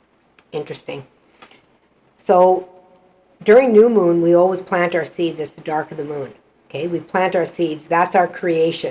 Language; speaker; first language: English; native; English